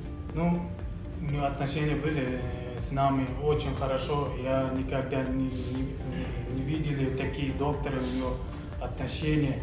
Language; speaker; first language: Russian; non-native, learner; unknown